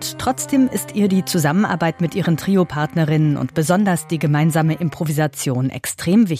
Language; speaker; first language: German; native; German